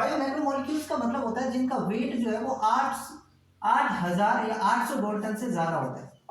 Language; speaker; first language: Hindi; native; Hindi